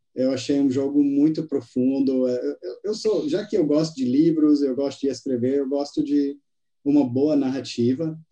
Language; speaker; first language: Portuguese; non-native, fluent; English